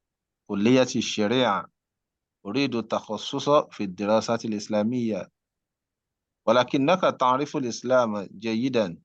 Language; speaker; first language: Arabic; non-native, fluent; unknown